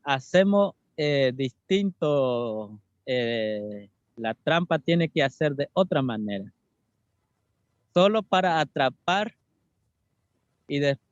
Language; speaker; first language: Spanish; non-native, local second language; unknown